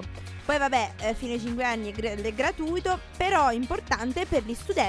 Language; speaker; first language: Italian; native; Italian